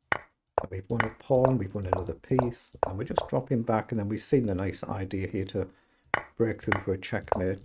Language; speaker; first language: English; native; English